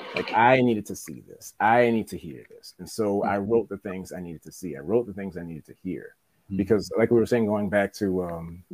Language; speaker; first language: English; native; English